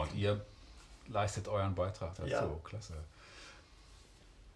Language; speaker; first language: German; native; German